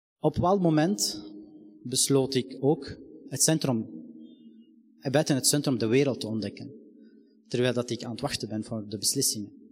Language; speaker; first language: Dutch; non-native, fluent; Arabic